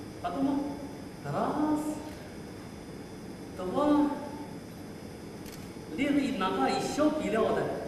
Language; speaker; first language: Russian; non-native, learner; Chinese